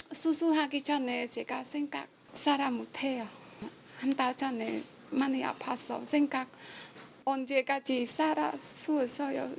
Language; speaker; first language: Korean; non-native, learner; Khmer